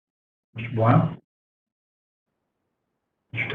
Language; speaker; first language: English; native; English